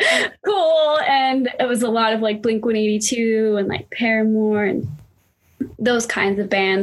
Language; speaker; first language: English; native; English